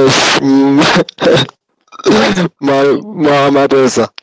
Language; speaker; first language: English; non-native, learner; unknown